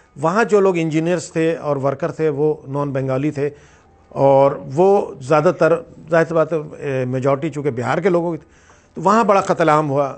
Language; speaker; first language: Urdu; native; Urdu